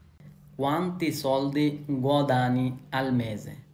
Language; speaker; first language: Italian; non-native, learner; Bangla